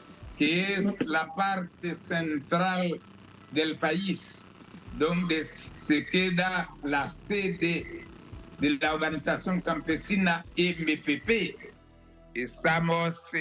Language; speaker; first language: Spanish; non-native, fluent; Haitian Creole